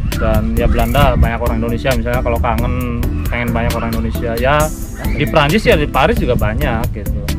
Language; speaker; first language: Indonesian; native; Indonesian